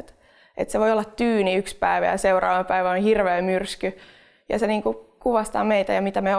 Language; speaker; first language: Finnish; non-native, local second language; Swedish